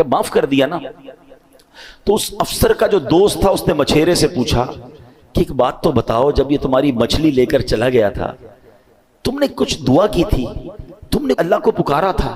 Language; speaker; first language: Urdu; native; Urdu